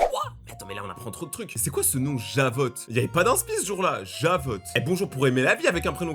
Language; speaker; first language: French; native; French